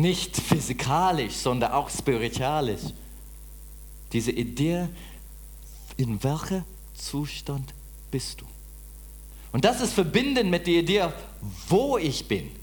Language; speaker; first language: German; non-native, fluent; English